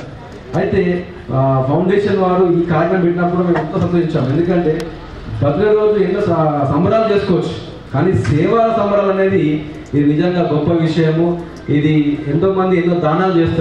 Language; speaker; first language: Telugu; native; Telugu